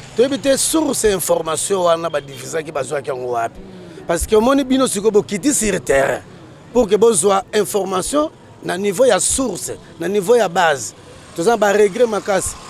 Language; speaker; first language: Lingala; non-native, local second language; Kongo